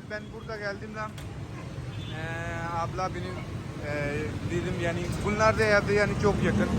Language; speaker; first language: Turkish; non-native, learner; Urdu